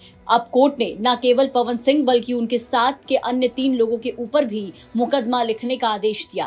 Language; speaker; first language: Hindi; native; Hindi